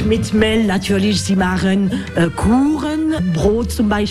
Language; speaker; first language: German; non-native, learner; French